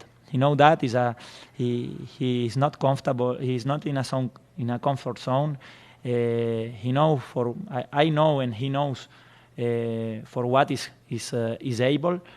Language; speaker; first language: English; non-native, fluent; Spanish